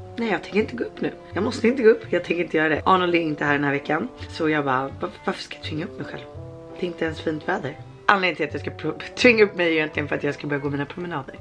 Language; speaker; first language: Swedish; native; Swedish